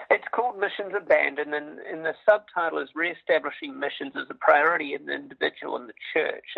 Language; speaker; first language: English; native; English